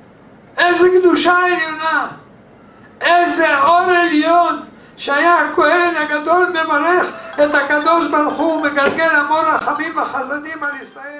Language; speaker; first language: Hebrew; native; Hebrew